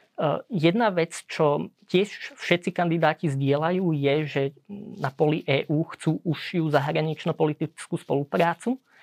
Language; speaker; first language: Slovak; early bilingual, heritage; Slovak